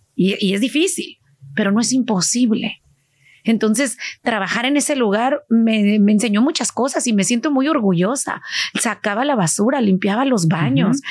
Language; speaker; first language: Spanish; native; Spanish